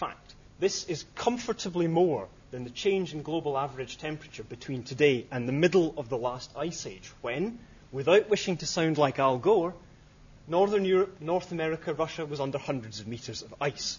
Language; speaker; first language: English; native; English